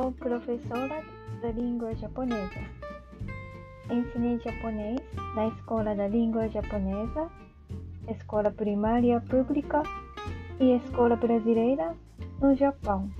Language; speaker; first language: Portuguese; non-native, learner; Japanese